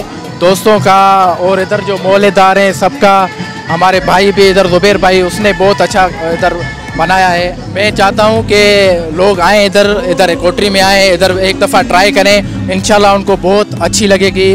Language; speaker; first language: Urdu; non-native, local second language; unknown